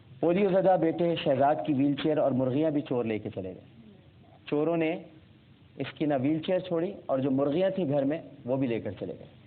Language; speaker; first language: Urdu; native; Urdu